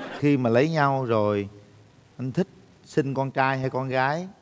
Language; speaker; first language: Vietnamese; native; Vietnamese